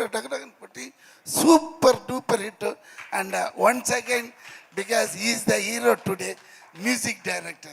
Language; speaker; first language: Telugu; non-native, fluent; Tamil